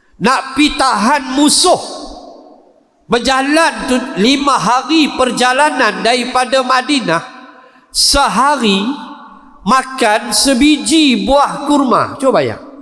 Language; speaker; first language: Malay; native; Malay